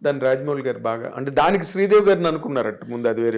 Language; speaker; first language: Telugu; native; Telugu